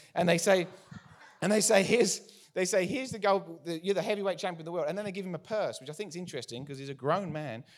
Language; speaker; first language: English; native; English